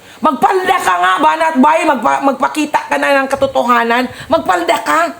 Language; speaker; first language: Filipino; non-native, local second language; Cebuano